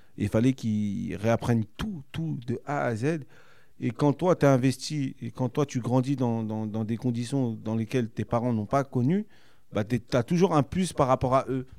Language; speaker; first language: French; native; French